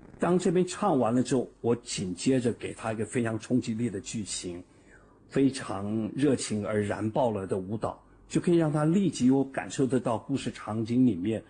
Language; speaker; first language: Chinese; native; Chinese